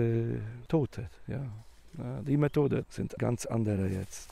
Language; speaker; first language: German; non-native, learner; Polish